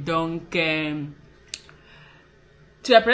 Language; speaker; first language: French; non-native, learner; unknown